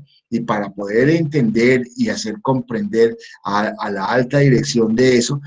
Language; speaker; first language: Spanish; native; Spanish